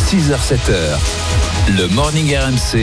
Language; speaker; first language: French; native; French